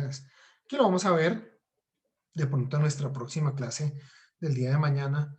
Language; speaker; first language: Spanish; native; Spanish